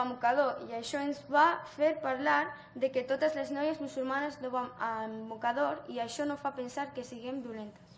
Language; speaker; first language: Catalan; early bilingual, other home language; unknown